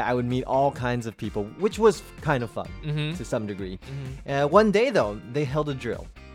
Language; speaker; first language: English; early bilingual, other home language; Chinese